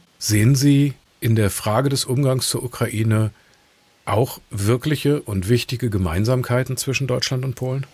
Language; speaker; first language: German; native; German